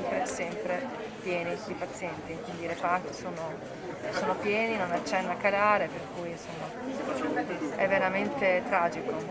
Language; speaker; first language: Italian; native; Italian